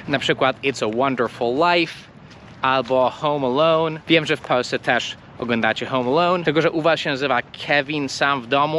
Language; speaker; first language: Polish; early bilingual, heritage; English